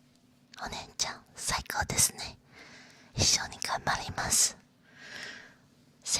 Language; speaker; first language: Japanese; non-native, learner; Chinese